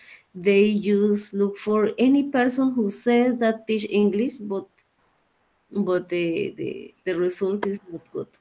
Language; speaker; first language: English; non-native, learner; Spanish